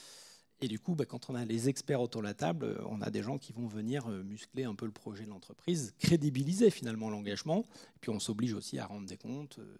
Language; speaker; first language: French; native; French